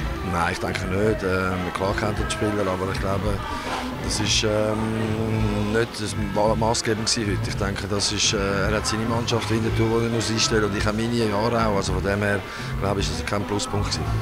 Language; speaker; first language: German; native; German